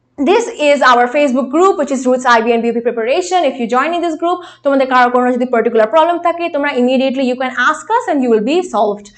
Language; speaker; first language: English; non-native, local second language; Bangla